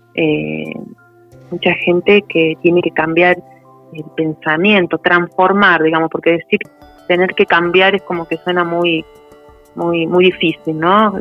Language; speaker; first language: Spanish; native; Spanish